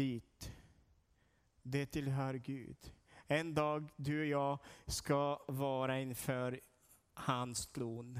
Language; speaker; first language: Swedish; non-native, learner; Portuguese